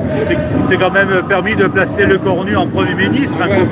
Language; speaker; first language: French; native; French